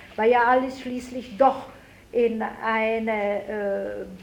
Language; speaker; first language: German; non-native, fluent; Italian